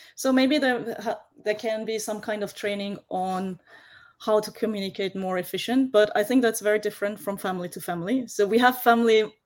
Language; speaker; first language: English; non-native, fluent; German